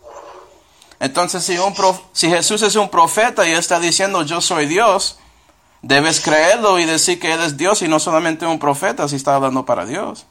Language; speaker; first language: Spanish; non-native, fluent; English